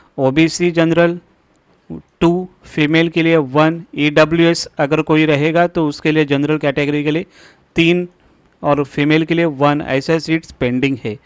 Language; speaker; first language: Hindi; non-native, local second language; Marathi